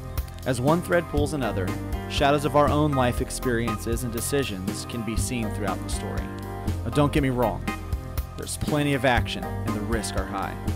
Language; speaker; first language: English; native; English